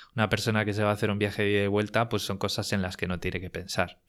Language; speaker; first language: Spanish; native; Spanish